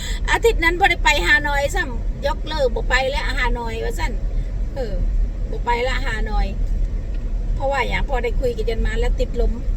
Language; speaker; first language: Thai; non-native, local second language; Northeastern Thai